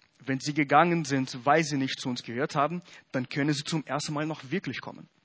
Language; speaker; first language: German; non-native, fluent; Portuguese